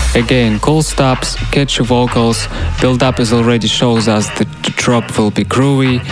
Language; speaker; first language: English; non-native, learner; Russian